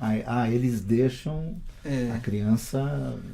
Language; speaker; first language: Portuguese; native; Portuguese